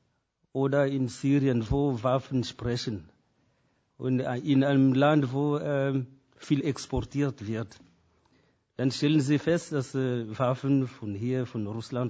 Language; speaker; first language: German; non-native, fluent; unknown